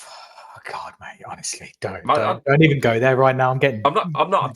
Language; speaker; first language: English; native; English